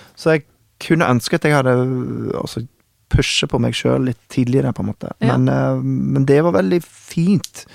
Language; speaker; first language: Norwegian; non-native, fluent; English